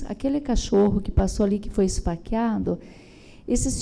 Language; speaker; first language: Portuguese; native; Portuguese